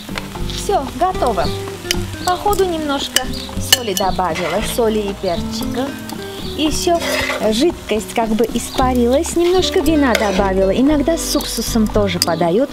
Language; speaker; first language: Russian; non-native, local second language; Armenian